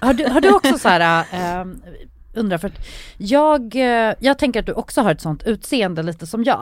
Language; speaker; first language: Swedish; native; Swedish